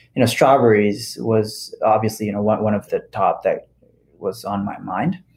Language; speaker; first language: English; non-native, fluent; Japanese